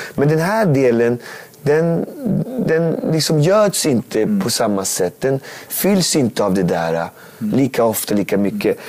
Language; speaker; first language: Swedish; native; Swedish